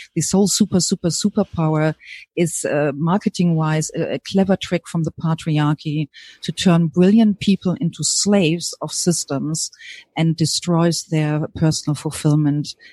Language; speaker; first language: English; non-native, fluent; German